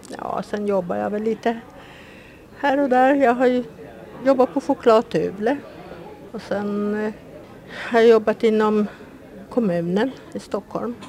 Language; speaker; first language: Swedish; native; Swedish